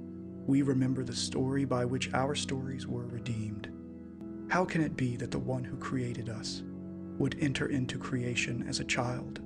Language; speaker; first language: English; native; English